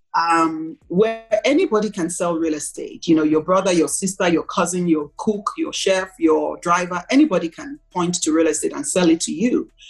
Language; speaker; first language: English; non-native, local second language; Igbo